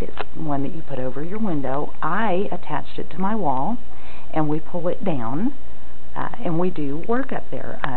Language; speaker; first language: English; native; English